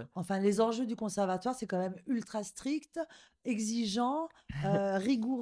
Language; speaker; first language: French; native; French